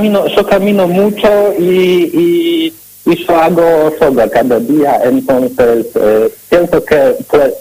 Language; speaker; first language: Spanish; non-native, learner; Polish